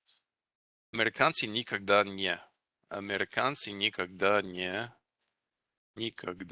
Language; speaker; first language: Russian; non-native, fluent; English